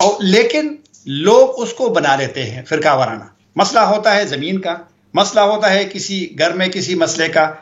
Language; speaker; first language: Urdu; non-native, local second language; Pashto